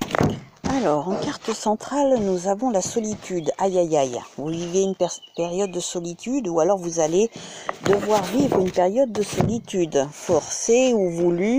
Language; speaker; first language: French; native; French